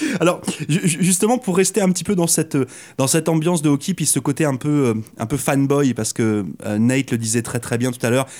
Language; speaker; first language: French; native; French